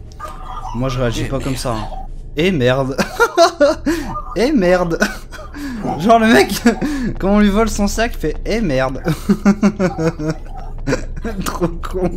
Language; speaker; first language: French; native; French